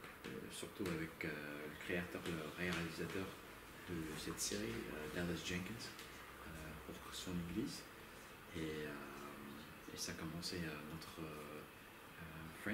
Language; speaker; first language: French; non-native, learner; English